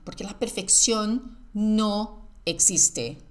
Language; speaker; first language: Spanish; non-native, fluent; Portuguese